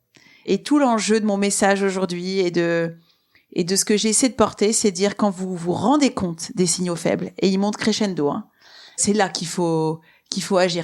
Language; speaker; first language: French; native; French